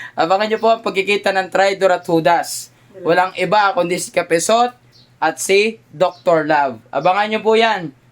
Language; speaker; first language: Filipino; native; Filipino